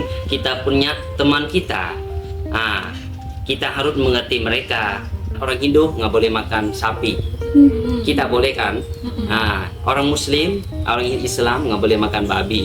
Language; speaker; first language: Indonesian; non-native, learner; Thai